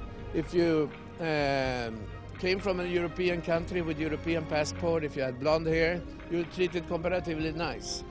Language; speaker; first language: English; non-native, fluent; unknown